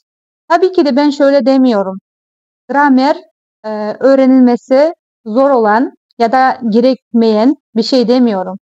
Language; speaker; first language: Turkish; non-native, fluent; Kazakh